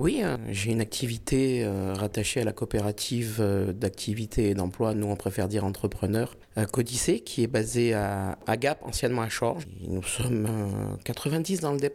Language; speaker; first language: French; native; French